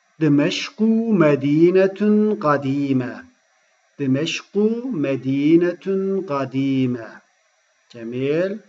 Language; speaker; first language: Arabic; non-native, fluent; Turkish